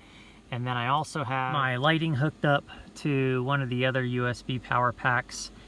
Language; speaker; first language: English; native; English